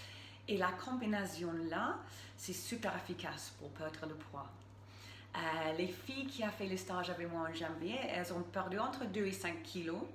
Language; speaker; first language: French; non-native, fluent; English